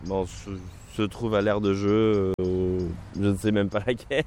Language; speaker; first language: French; native; French